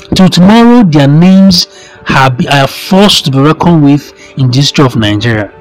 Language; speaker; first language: English; non-native, local second language; Yoruba